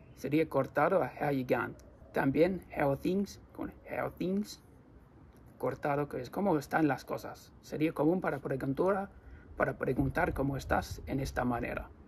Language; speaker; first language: Spanish; non-native, learner; English